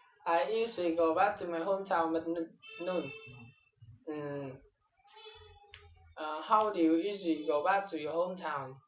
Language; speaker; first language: English; non-native, learner; Vietnamese